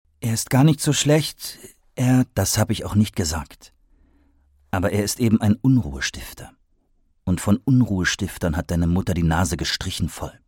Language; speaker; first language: German; native; German